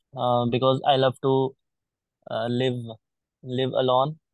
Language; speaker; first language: English; non-native, local second language; Punjabi